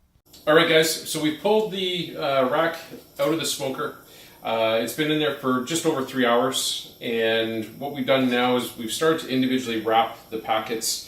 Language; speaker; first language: English; native; English